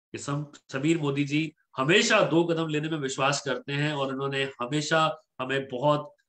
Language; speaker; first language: Hindi; native; Hindi